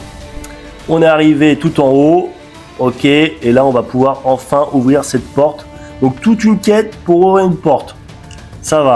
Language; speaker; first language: French; native; French